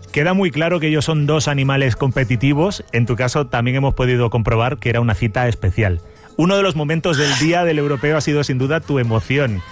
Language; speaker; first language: Spanish; native; Spanish